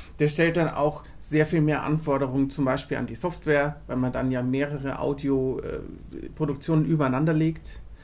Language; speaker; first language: German; native; German